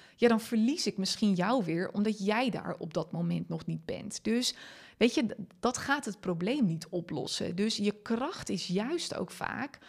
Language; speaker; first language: Dutch; non-native, local second language; Western Frisian